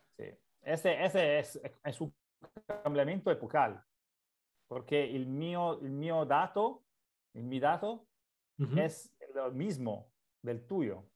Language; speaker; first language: Spanish; non-native, learner; Italian